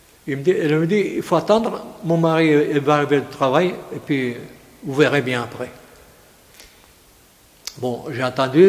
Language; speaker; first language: French; non-native, fluent; Greek